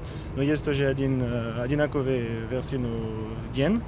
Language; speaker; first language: Russian; non-native, learner; French